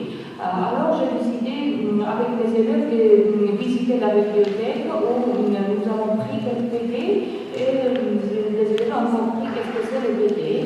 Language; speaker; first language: French; non-native, fluent; Georgian